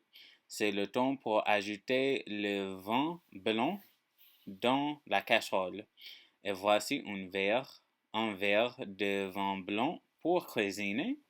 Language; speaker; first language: French; non-native, learner; English